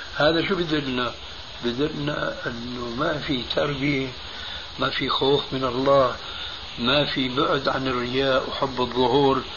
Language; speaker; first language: Arabic; early bilingual, other home language; Albanian